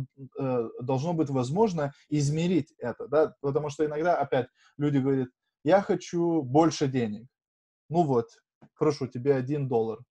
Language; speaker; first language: Russian; non-native, fluent; Lithuanian